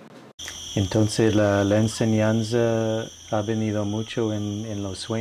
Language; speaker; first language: Spanish; non-native, fluent; English